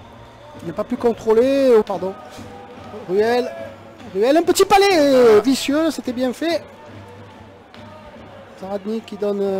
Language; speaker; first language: French; native; French